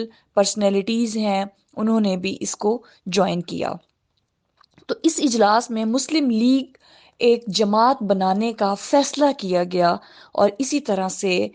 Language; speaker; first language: Urdu; native; Urdu